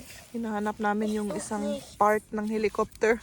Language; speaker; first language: Filipino; native; Filipino